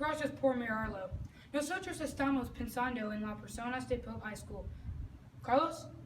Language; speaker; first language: Spanish; non-native, learner; English